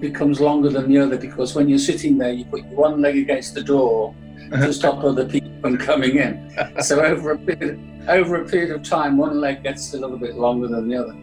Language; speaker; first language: English; native; English